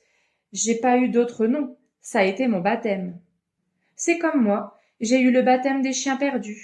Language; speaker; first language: French; native; French